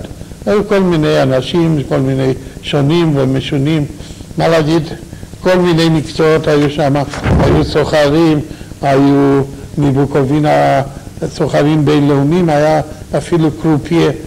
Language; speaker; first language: Hebrew; non-native, fluent; Romanian